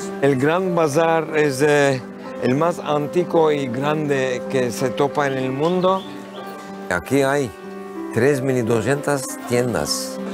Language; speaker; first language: Spanish; early bilingual, heritage; Ladino